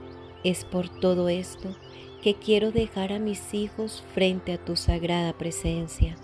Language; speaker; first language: Spanish; native; Spanish